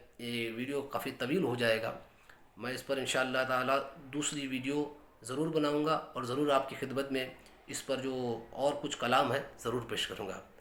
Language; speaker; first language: Urdu; native; Urdu